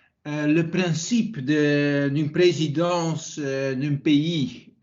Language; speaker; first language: French; non-native, fluent; Dutch